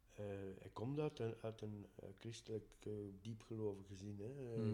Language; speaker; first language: Dutch; native; Dutch